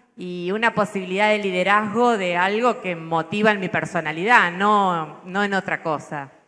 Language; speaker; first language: Spanish; native; Spanish